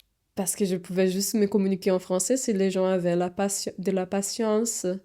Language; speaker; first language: French; non-native, fluent; Portuguese